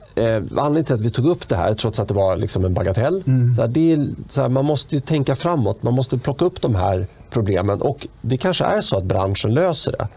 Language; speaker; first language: Swedish; native; Swedish